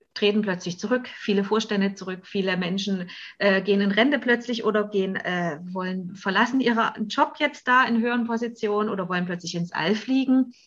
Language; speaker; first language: German; native; German